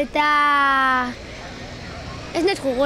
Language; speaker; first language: Basque; non-native, local second language; Spanish